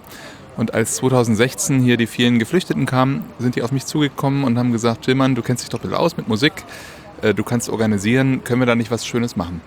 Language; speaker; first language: German; native; German